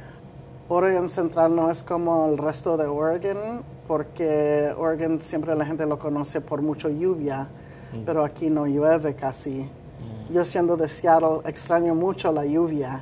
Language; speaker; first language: Spanish; early bilingual, heritage; Spanish